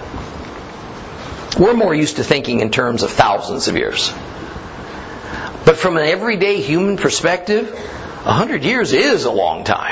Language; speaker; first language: English; native; English